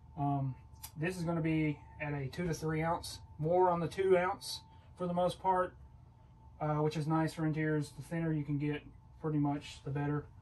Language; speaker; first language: English; native; English